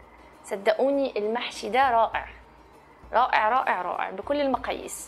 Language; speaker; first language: Arabic; native; Arabic